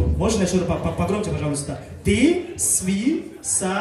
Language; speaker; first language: Russian; non-native, fluent; French